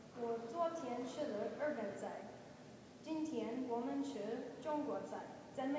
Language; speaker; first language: Chinese; non-native, learner; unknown